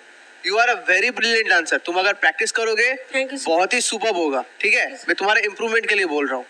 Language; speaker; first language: Hindi; non-native, local second language; Bangla